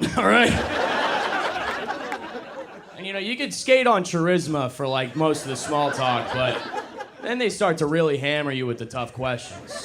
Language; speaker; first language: English; native; English